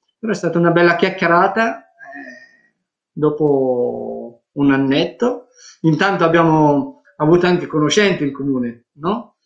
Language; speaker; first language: Italian; non-native, fluent; Persian